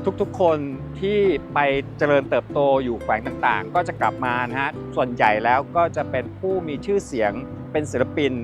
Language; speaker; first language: Thai; native; Thai